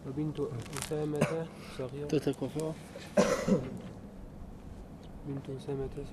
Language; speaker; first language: Arabic; non-native, learner; French